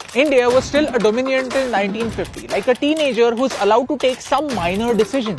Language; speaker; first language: English; non-native, local second language; Hindi